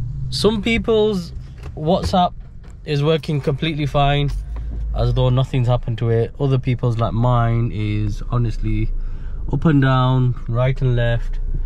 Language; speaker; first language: English; native; English